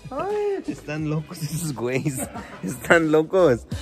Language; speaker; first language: Spanish; non-native, fluent; Arabic